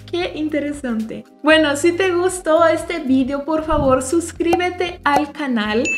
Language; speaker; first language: Spanish; non-native, fluent; Portuguese